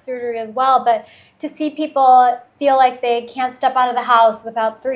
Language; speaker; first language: English; early bilingual, other home language; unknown